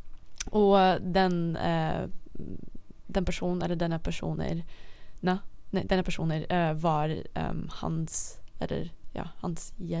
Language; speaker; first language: Swedish; non-native, fluent; Dutch